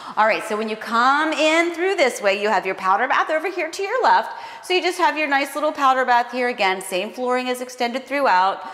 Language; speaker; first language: English; native; English